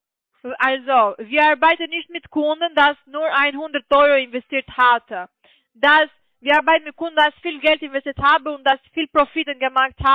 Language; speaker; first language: German; non-native, learner; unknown